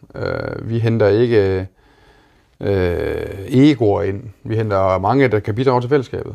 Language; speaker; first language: Danish; native; Danish